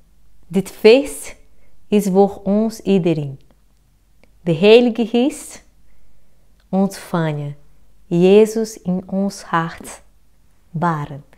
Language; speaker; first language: Dutch; non-native, fluent; Portuguese